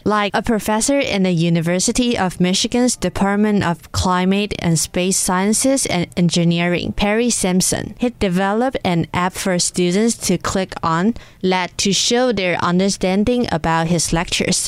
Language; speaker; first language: English; non-native, fluent; Chinese